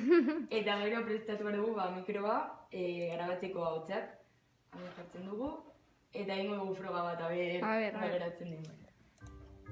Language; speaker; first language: Basque; non-native, local second language; Spanish